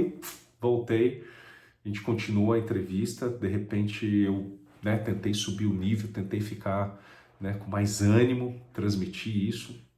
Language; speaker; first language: Portuguese; native; Portuguese